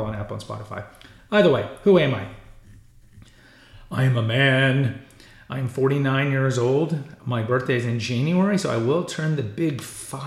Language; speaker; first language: English; native; English